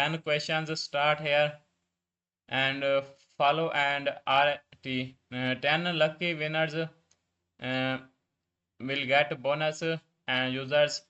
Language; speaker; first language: English; non-native, learner; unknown